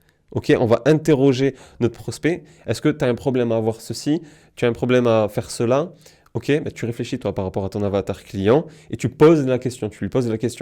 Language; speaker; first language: French; native; French